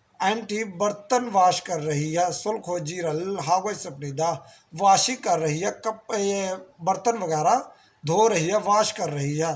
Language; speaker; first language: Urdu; non-native, local second language; Punjabi